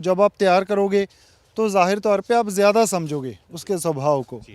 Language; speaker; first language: Hindi; non-native, local second language; Punjabi